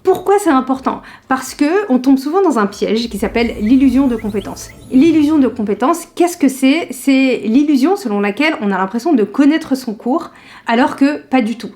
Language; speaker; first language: French; native; French